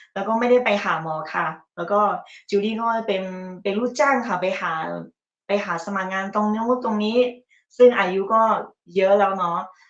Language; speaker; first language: Thai; early bilingual, other home language; Chinese